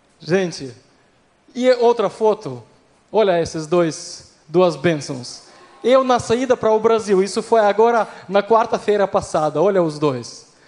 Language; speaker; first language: Portuguese; non-native, fluent; Ukrainian